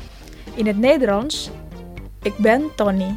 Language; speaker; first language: Dutch; non-native, learner; Indonesian